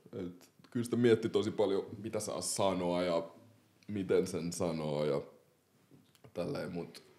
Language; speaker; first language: Finnish; early bilingual, other home language; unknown